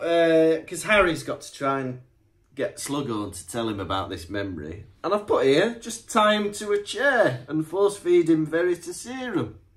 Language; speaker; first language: English; native; English